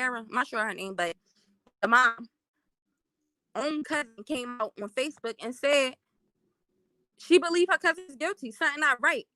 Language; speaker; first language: English; native; English